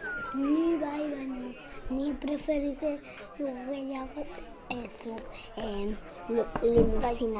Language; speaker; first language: Basque; non-native, local second language; Spanish